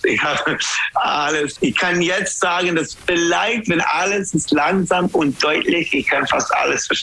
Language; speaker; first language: German; non-native, learner; English